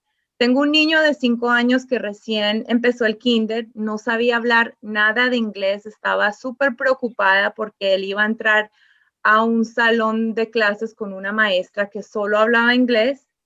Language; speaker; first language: Spanish; early bilingual, other home language; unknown